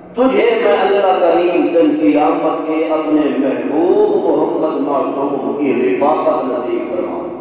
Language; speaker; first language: Urdu; non-native, local second language; Saraiki